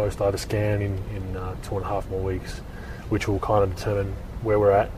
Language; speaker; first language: English; native; English